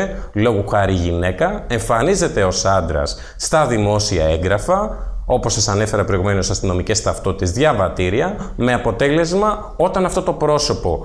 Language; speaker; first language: Greek; native; Greek